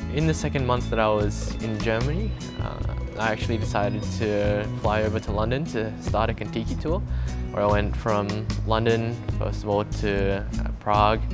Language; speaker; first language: English; native; English